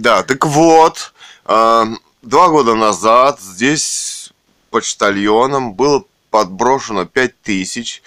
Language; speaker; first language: Russian; native; Russian